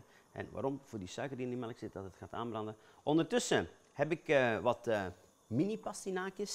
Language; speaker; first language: Dutch; native; Dutch